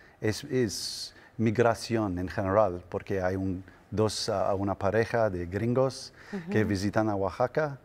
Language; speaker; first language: Spanish; non-native, learner; English